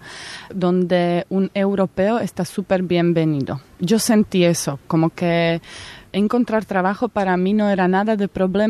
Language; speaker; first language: Spanish; non-native, fluent; Slovak